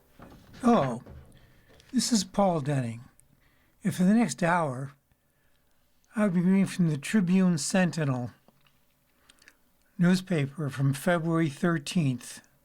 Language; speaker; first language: English; native; English